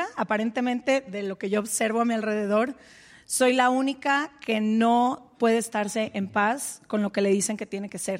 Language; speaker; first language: Spanish; native; Spanish